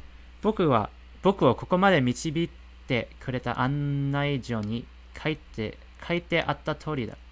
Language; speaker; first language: Japanese; non-native, fluent; English